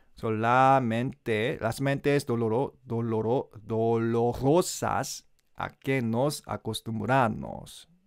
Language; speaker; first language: Spanish; non-native, learner; Korean